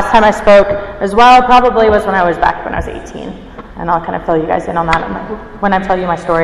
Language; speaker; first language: English; native; English